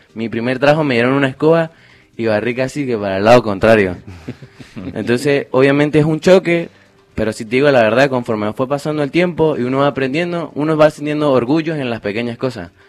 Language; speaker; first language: Spanish; native; Spanish